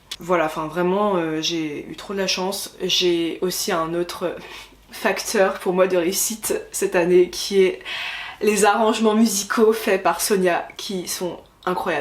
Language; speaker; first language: French; native; French